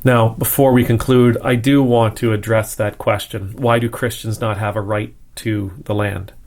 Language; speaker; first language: English; native; English